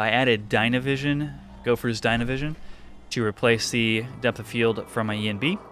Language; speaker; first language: English; native; English